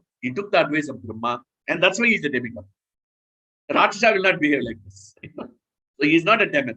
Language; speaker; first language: English; non-native, local second language; Hindi